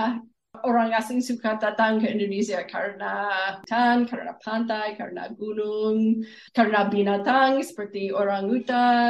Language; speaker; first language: Indonesian; non-native, fluent; English